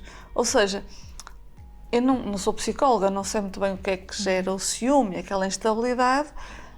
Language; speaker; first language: Portuguese; native; Portuguese